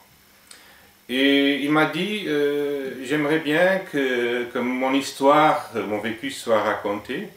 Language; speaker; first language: French; non-native, fluent; Portuguese